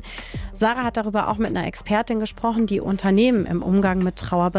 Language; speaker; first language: German; native; German